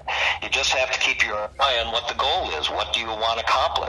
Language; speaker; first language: English; native; English